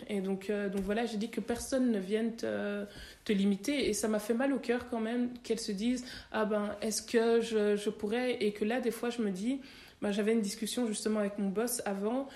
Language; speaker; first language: French; native; French